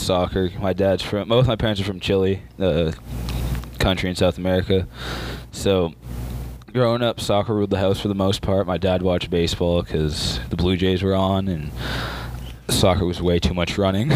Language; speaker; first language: English; native; English